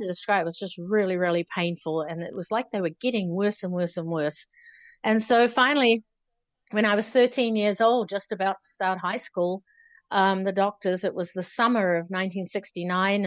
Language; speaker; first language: English; native; English